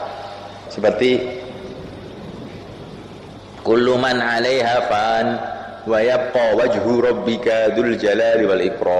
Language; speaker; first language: Indonesian; native; Indonesian